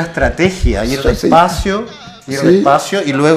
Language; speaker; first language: Spanish; native; Spanish